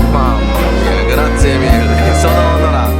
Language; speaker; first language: Italian; non-native, learner; Korean